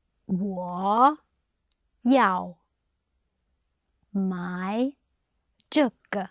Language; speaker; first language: Chinese; non-native, learner; English